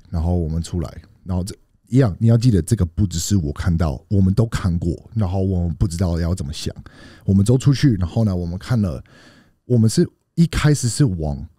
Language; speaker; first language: Chinese; early bilingual, heritage; Chinese